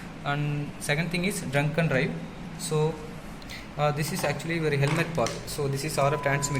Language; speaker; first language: English; non-native, local second language; Tamil